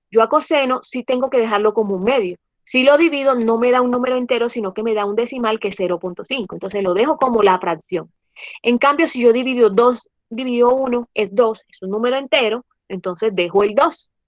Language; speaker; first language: Spanish; native; Spanish